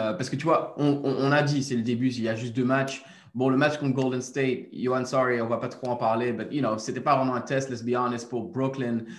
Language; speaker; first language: French; native; French